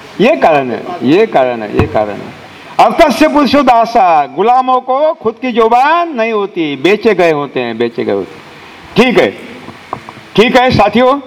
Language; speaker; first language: Hindi; non-native, local second language; Marathi